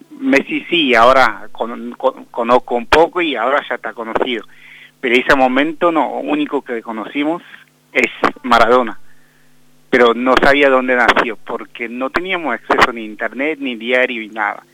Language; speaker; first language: Spanish; non-native, fluent; Bangla